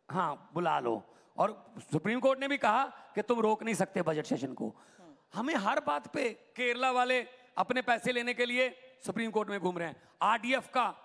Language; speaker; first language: Hindi; non-native, local second language; Punjabi